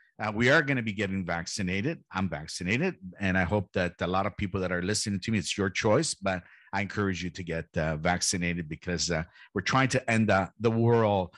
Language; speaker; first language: English; early bilingual, heritage; Italian